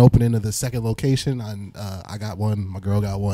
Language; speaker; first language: English; native; English